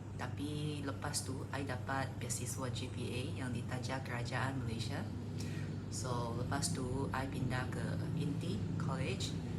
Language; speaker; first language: Malay; non-native, local second language; Chinese